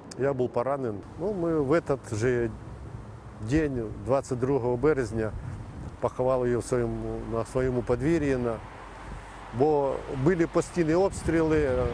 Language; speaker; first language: Ukrainian; non-native, local second language; Russian